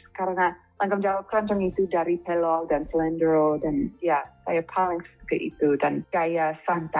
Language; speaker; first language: Indonesian; non-native, fluent; English